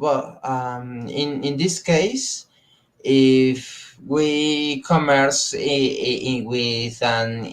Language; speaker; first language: English; non-native, learner; Spanish